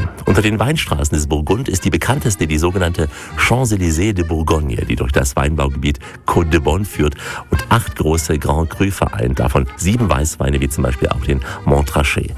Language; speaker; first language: German; native; German